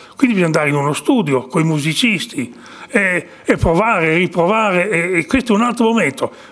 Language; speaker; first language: Italian; native; Italian